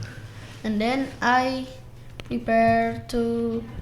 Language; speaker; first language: English; non-native, learner; Indonesian